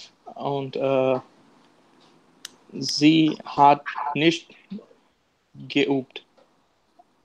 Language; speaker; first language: German; non-native, learner; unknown